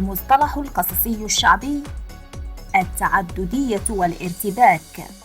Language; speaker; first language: Arabic; native; Arabic